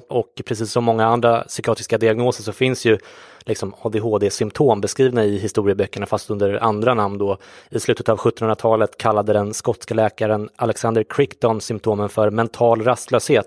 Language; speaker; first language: Swedish; native; Swedish